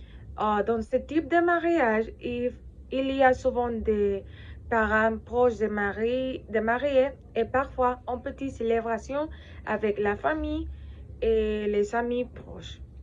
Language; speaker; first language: French; non-native, learner; Spanish